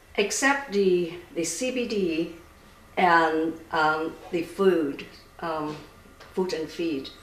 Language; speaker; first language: English; non-native, fluent; Vietnamese